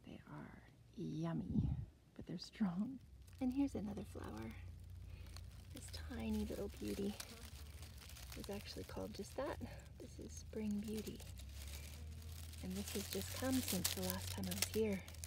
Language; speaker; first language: English; native; English